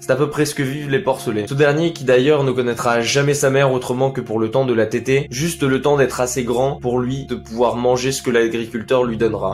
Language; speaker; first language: French; native; French